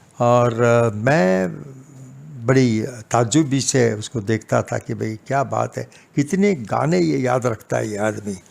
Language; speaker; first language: Hindi; non-native, local second language; Gujarati